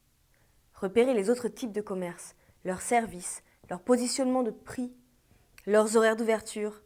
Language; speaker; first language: French; native; French